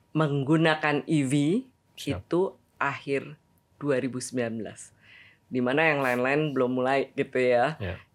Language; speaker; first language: Indonesian; native; Indonesian